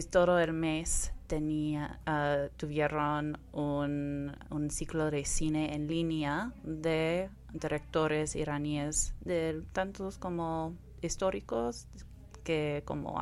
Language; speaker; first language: Spanish; non-native, fluent; English